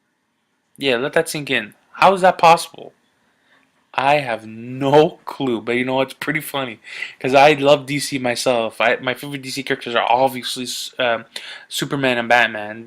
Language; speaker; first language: English; native; English